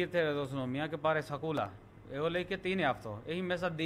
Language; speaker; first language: Greek; non-native, learner; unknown